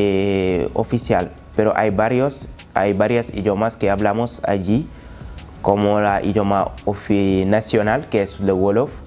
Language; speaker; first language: Spanish; non-native, learner; Wolof